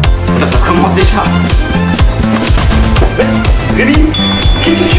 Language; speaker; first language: French; native; French